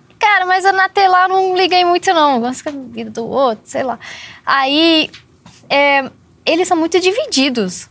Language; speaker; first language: Portuguese; non-native, fluent; English